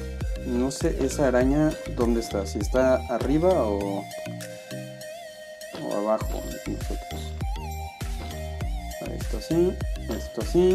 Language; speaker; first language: Spanish; native; Spanish